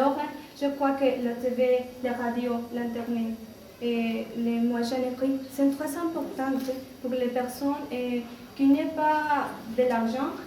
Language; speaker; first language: French; non-native, learner; Spanish